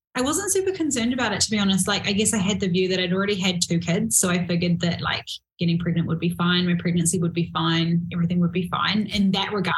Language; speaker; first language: English; native; English